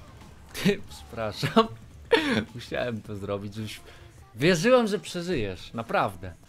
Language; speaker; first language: Polish; native; Polish